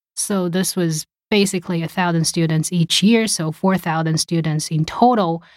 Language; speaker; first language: English; early bilingual, other home language; Chinese